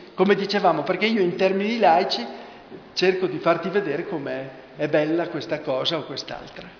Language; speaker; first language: Italian; native; Italian